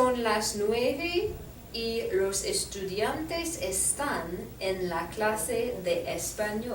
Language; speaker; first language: Spanish; non-native, fluent; English